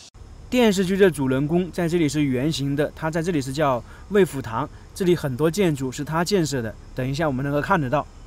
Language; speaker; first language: Chinese; native; Chinese